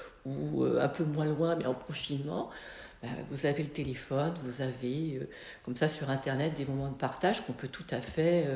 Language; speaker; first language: French; native; French